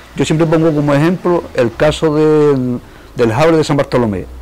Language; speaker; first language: Spanish; native; Spanish